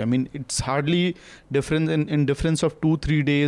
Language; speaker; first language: English; non-native, local second language; Hindi